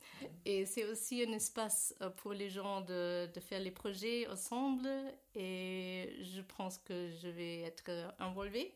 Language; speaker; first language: French; non-native, learner; German